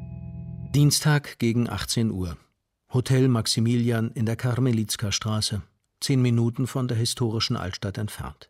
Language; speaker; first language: German; native; German